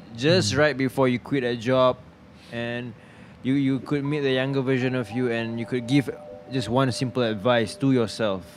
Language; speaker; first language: English; non-native, local second language; Malay